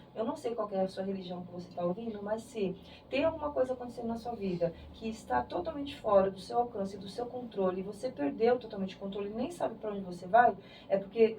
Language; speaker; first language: Portuguese; native; Portuguese